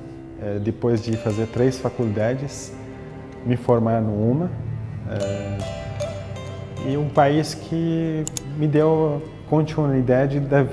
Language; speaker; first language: Portuguese; non-native, fluent; Spanish